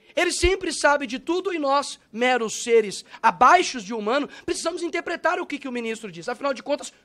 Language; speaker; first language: Portuguese; native; Portuguese